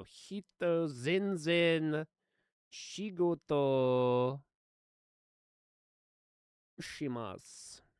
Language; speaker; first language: Japanese; non-native, learner; English